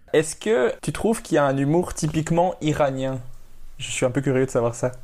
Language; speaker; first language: French; native; French